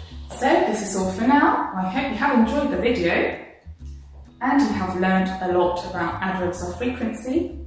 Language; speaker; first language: English; non-native, fluent; Spanish